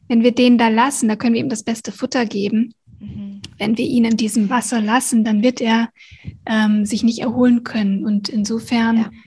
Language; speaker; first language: German; native; German